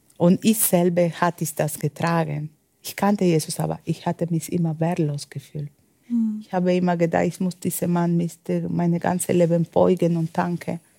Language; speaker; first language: German; non-native, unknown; Spanish